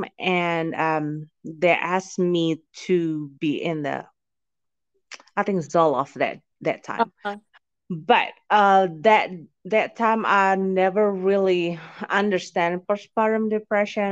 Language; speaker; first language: English; non-native, fluent; Indonesian